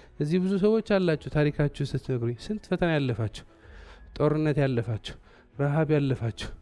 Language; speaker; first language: Amharic; non-native, local second language; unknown